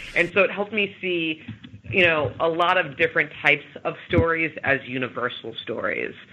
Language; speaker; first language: English; native; English